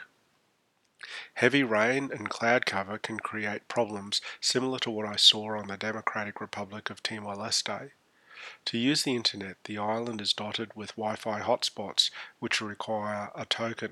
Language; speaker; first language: English; native; English